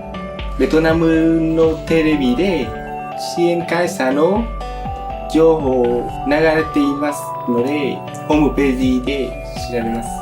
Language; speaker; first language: Japanese; non-native, learner; Vietnamese